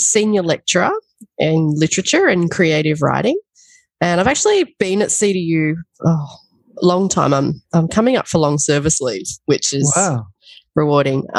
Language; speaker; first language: English; native; English